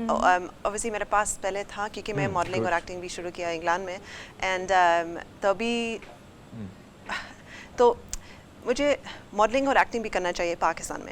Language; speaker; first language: Hindi; early bilingual, heritage; English